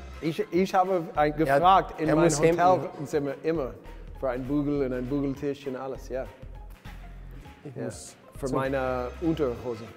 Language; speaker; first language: German; non-native, learner; English